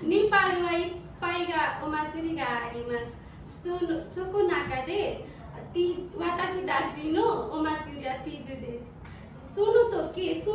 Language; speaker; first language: Japanese; non-native, learner; Nepali